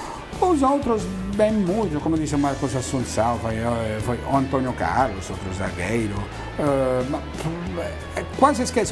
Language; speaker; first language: Portuguese; non-native, fluent; Italian